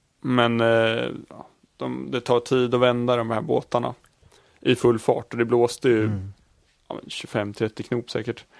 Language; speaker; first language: Swedish; native; Swedish